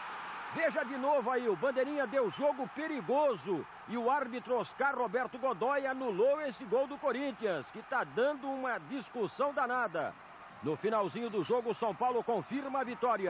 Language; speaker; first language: Portuguese; native; Portuguese